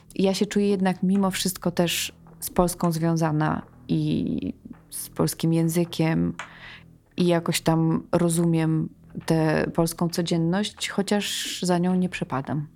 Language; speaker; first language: Polish; early bilingual, heritage; Polish